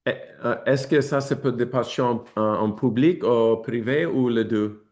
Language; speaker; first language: French; non-native, fluent; English